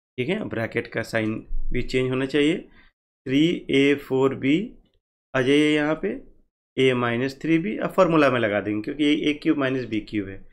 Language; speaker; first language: Hindi; native; Hindi